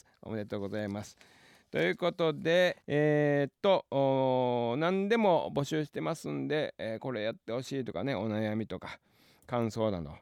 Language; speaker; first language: Japanese; native; Japanese